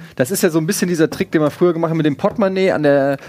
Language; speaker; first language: German; native; German